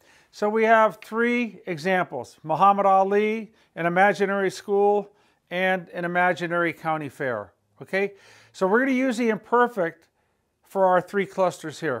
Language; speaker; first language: English; native; English